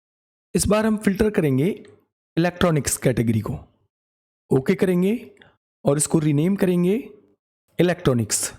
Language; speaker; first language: Hindi; native; Hindi